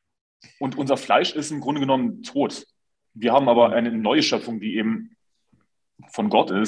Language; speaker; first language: German; native; German